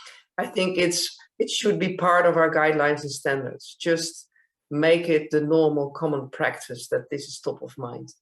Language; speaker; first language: English; non-native, fluent; Dutch